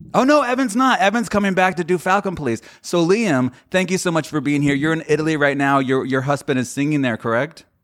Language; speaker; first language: English; native; English